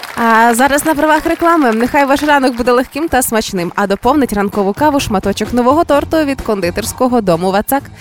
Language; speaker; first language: Ukrainian; native; Ukrainian